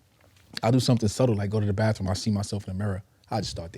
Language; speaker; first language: English; native; English